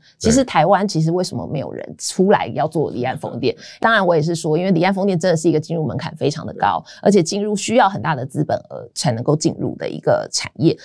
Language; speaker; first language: Chinese; native; Chinese